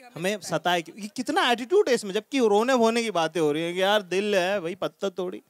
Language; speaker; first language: Hindi; native; Hindi